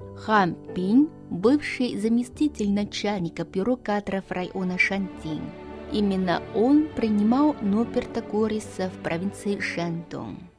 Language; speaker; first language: Russian; non-native, fluent; Chinese